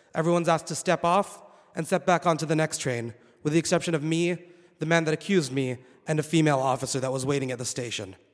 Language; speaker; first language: English; non-native, fluent; Arabic